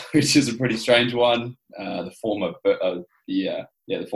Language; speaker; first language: English; native; English